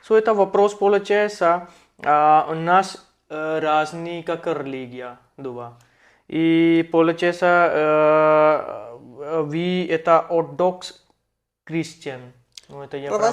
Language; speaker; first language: Russian; non-native, learner; Hindi